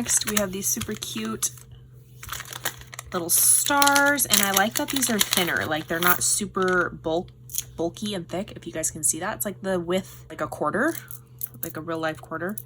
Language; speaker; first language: English; native; English